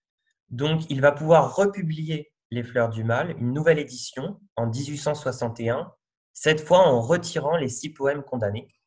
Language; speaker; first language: French; native; French